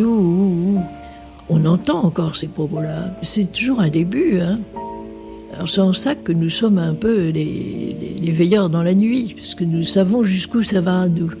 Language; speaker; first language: French; native; French